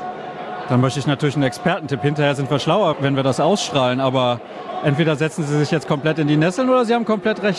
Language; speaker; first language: German; native; German